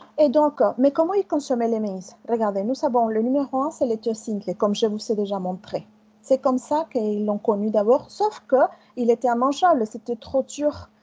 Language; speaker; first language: French; non-native, fluent; Spanish